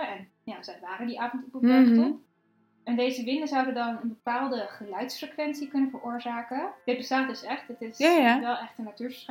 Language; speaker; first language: Dutch; native; Dutch